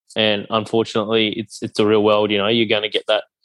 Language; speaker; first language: English; native; English